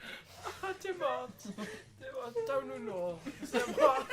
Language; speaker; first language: Welsh; native; Welsh